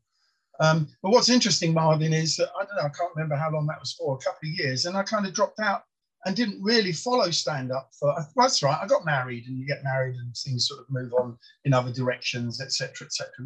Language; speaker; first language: English; non-native, local second language; Polish